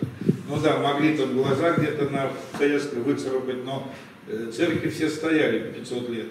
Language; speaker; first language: Russian; native; Russian